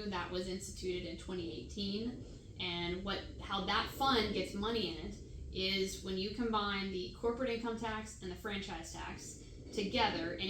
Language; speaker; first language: English; native; English